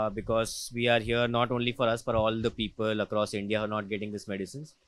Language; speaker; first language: English; non-native, local second language; Hindi